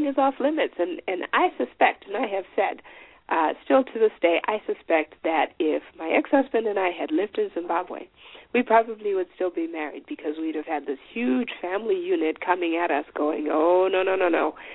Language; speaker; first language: English; non-native, local second language; Shona